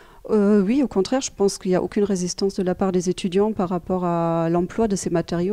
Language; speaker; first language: French; non-native, fluent; German